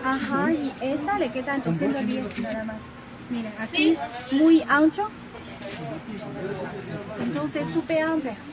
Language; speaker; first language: Spanish; non-native, learner; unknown